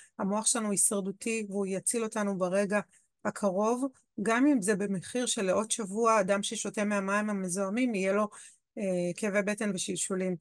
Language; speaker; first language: Hebrew; native; Hebrew